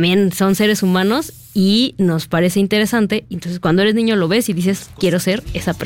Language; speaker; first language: Spanish; native; Spanish